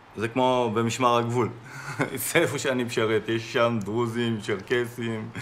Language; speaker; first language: Hebrew; non-native, local second language; Adyghe